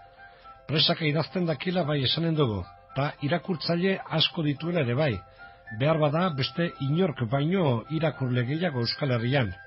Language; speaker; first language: Basque; native; Basque